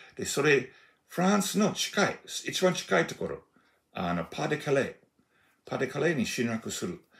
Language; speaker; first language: Japanese; non-native, fluent; English